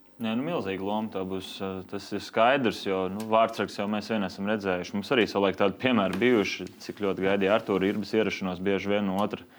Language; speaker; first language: Latvian; native; Latvian